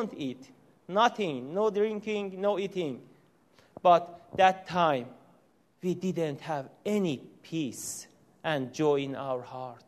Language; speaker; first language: English; non-native, learner; Persian